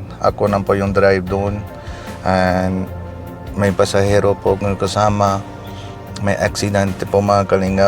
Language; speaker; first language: Filipino; non-native, learner; Punjabi